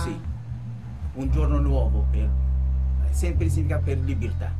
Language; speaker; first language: Italian; non-native, local second language; Kurdish